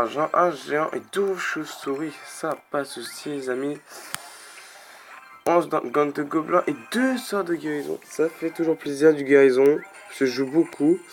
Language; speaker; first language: French; native; French